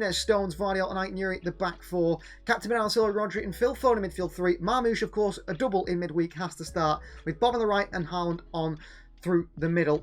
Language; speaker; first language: English; native; English